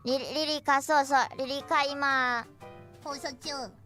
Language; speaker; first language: Japanese; non-native, learner; Indonesian